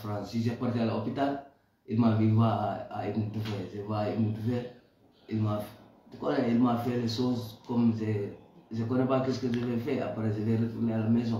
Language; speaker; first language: French; non-native, learner; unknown